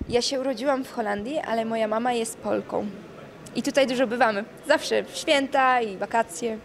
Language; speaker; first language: Polish; early bilingual, heritage; Polish